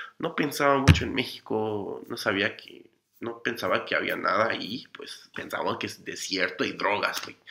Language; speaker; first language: Spanish; non-native, fluent; English